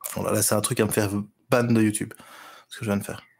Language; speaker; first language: French; native; French